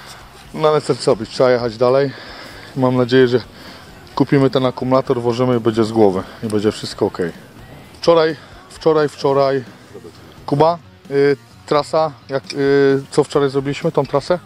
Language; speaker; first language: Polish; native; Polish